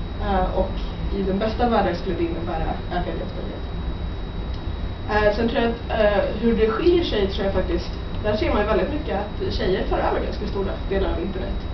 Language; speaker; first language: Swedish; native; Swedish